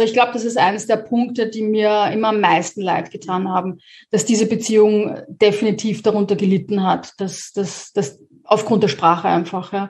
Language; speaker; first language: German; native; German